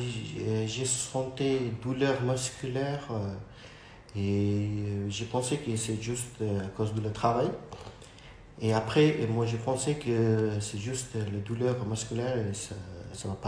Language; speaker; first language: French; non-native, learner; Urdu